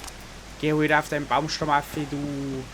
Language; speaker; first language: German; native; German